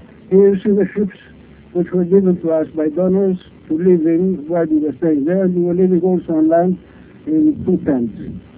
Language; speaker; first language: English; non-native, fluent; Greek